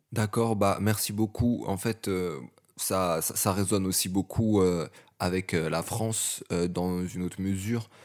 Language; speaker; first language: French; native; French